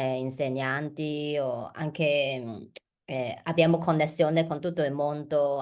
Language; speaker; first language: Italian; non-native, learner; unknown